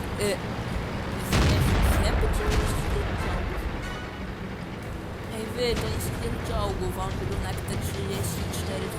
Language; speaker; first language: Polish; native; Polish